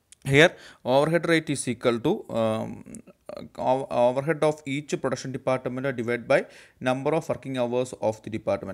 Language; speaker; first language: English; non-native, local second language; Malayalam